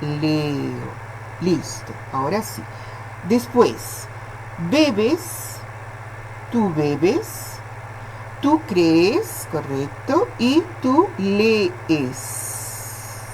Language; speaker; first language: Spanish; non-native, fluent; Portuguese